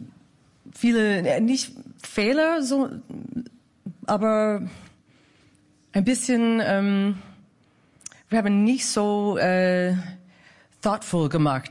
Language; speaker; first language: German; non-native, fluent; English